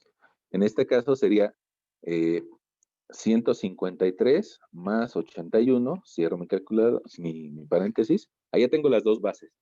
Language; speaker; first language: Spanish; native; Spanish